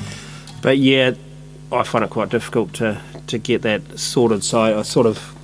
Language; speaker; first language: English; native; English